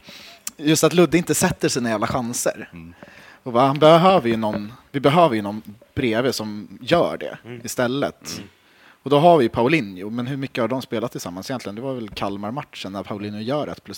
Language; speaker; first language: Swedish; native; Swedish